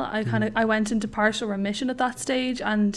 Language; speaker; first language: English; native; English